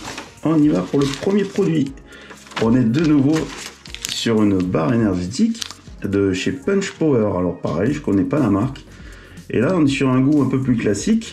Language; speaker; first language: French; native; French